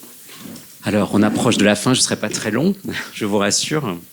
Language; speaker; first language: French; native; French